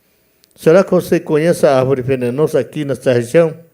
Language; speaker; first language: Portuguese; non-native, local second language; Yanomámi